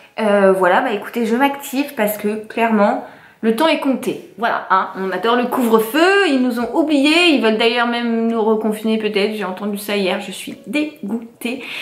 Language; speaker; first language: French; native; French